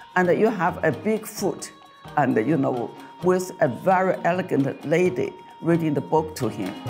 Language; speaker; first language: English; non-native, fluent; Chinese